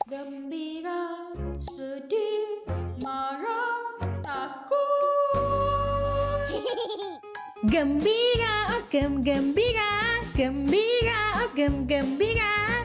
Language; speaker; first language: Malay; native; Malay